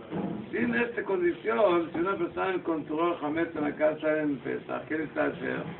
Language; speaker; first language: Spanish; non-native, fluent; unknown